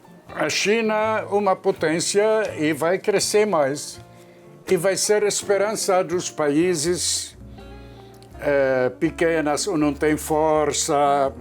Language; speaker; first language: Portuguese; non-native, fluent; Arabic